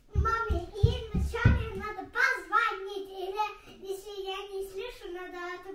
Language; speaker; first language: Russian; early bilingual, heritage; Russian